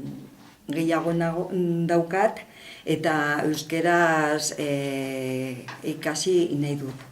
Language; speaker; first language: Basque; non-native, learner; Spanish